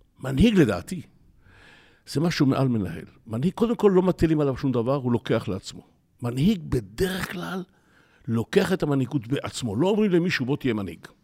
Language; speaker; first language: Hebrew; native; Hebrew